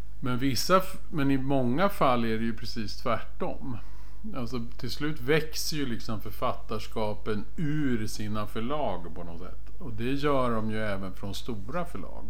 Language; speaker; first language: Swedish; native; Swedish